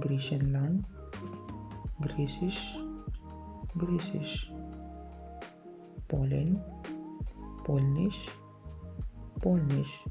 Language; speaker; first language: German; non-native, fluent; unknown